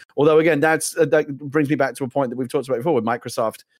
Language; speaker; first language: English; native; English